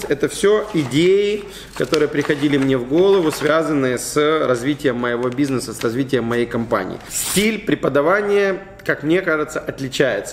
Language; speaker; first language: Russian; native; Russian